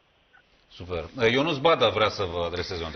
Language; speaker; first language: Romanian; native; Romanian